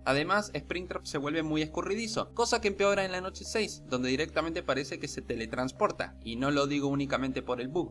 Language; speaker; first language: Spanish; native; Spanish